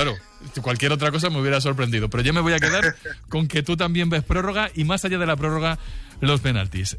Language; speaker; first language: Spanish; native; Spanish